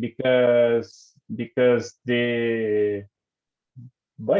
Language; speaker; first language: English; non-native, learner; Portuguese